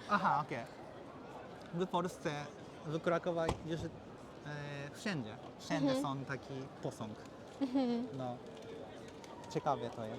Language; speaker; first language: Polish; non-native, learner; Japanese